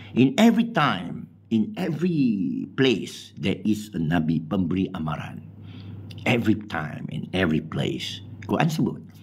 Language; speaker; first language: English; non-native, local second language; Min Nan Chinese